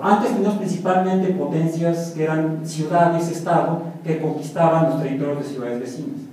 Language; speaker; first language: Spanish; native; Spanish